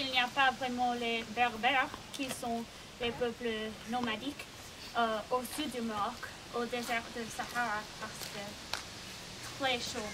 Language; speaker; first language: French; non-native, learner; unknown